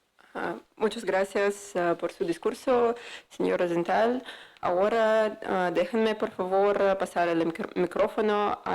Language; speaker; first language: Spanish; non-native, fluent; Russian